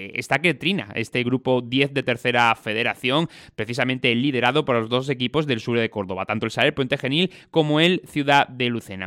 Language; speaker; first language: Spanish; native; Spanish